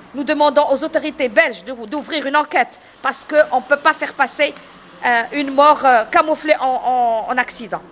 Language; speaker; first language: French; non-native, local second language; Arabic